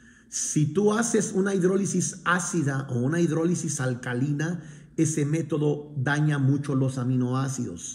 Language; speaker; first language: Spanish; native; Spanish